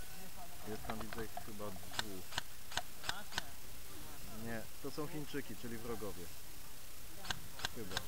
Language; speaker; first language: Polish; native; Polish